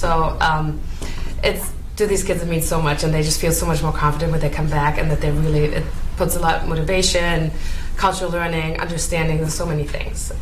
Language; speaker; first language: English; non-native, fluent; German